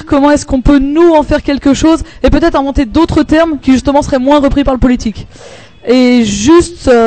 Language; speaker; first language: French; native; French